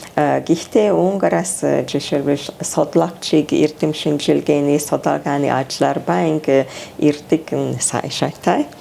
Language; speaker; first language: Mongolian; non-native, fluent; Hungarian